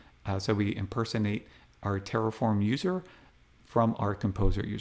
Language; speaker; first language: English; native; English